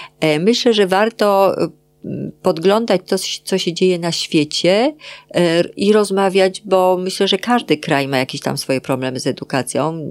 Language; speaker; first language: Polish; native; Polish